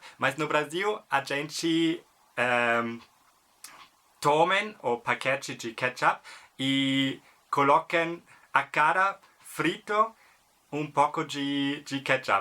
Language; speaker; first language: Portuguese; non-native, fluent; German